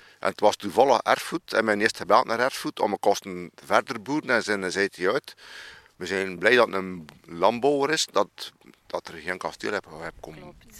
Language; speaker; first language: Dutch; native; Dutch